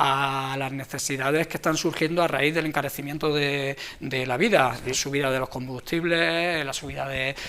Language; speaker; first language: Spanish; native; Spanish